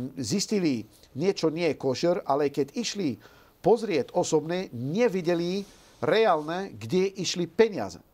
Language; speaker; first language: Slovak; non-native, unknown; Dutch